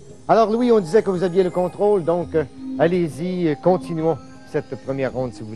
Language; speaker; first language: French; native; French